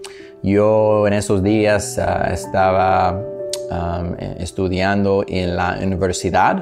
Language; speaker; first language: Spanish; non-native, learner; English